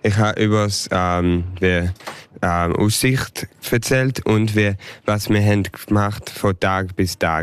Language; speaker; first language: German; early bilingual, heritage; English